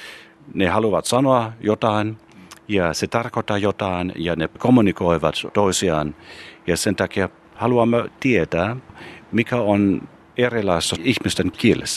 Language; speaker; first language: Finnish; non-native, fluent; German